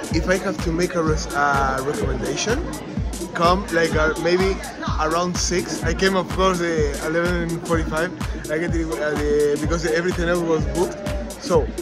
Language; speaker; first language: English; non-native, fluent; Spanish